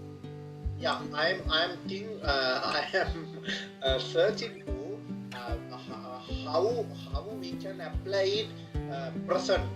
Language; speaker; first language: English; non-native, learner; Sinhala